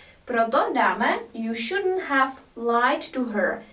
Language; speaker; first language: English; non-native, fluent; Czech